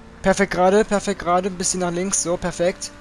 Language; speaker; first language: German; native; German